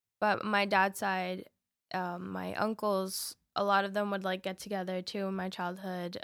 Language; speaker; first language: English; early bilingual, other home language; Spanish